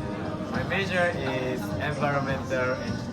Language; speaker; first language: English; non-native, learner; Japanese